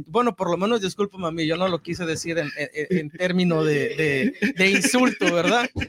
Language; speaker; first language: Spanish; early bilingual, heritage; Spanish